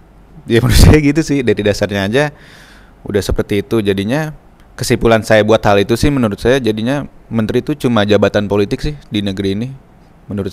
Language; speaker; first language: Indonesian; native; Indonesian